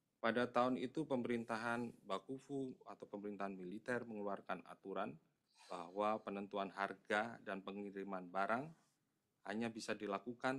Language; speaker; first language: Indonesian; native; Indonesian